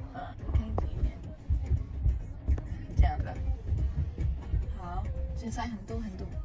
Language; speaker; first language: Chinese; non-native, learner; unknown